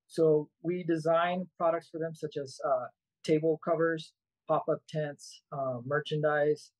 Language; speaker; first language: English; native; English